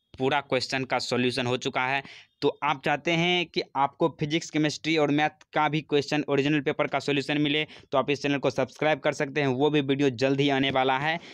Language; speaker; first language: Hindi; native; Hindi